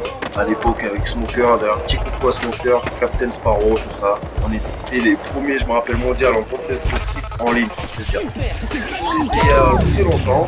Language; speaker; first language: French; native; French